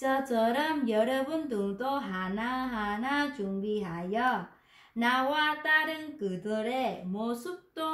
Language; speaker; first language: Korean; non-native, fluent; Vietnamese